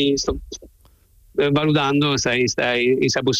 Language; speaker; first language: Spanish; non-native, learner; Italian